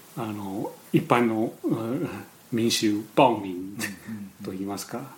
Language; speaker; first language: Japanese; non-native, fluent; Chinese